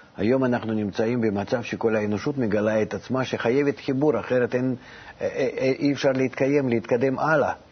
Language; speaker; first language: Hebrew; non-native, fluent; Russian